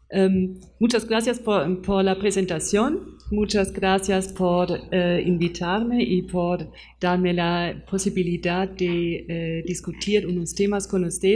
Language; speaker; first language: Spanish; non-native, fluent; German